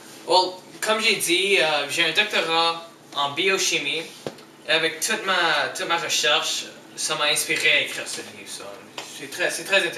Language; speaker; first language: French; non-native, learner; English